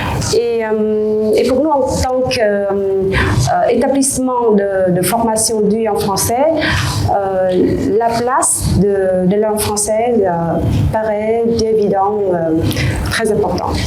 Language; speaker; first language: French; non-native, fluent; Vietnamese